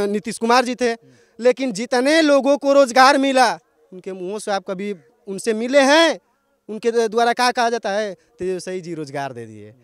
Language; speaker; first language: Hindi; native; Hindi